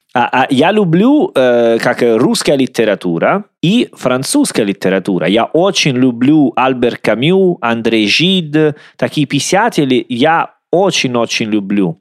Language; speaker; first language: Russian; non-native, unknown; Italian